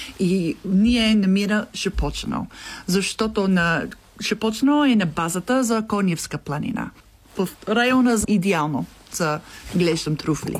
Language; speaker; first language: Bulgarian; non-native, learner; English